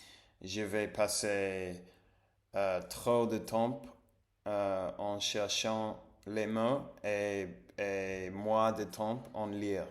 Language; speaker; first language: French; non-native, learner; English